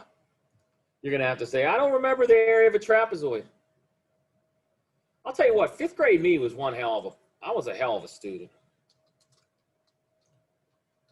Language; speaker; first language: English; native; English